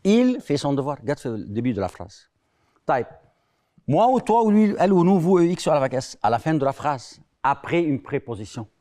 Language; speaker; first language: French; non-native, fluent; Arabic